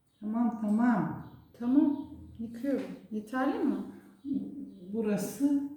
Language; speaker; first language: Turkish; non-native, learner; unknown